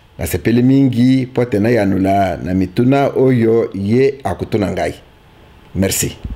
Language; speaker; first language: Lingala; native; Lingala